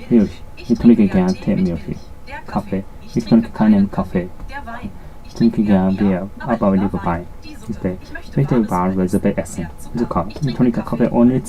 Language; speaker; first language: German; non-native, learner; Japanese